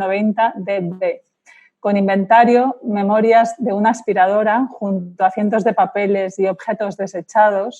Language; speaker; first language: Spanish; native; Spanish